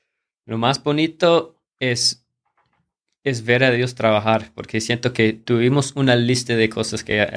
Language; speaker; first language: Spanish; non-native, fluent; English